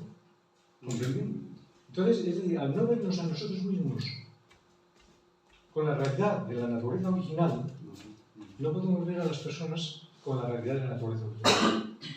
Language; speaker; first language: Spanish; native; Spanish